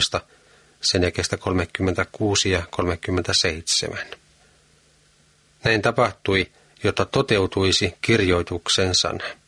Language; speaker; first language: Finnish; native; Finnish